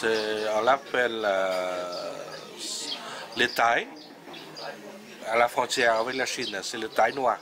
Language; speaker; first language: French; non-native, fluent; Vietnamese